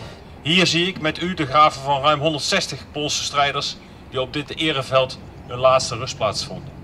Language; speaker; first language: Dutch; native; Dutch